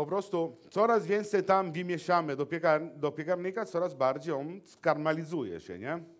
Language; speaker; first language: Polish; non-native, learner; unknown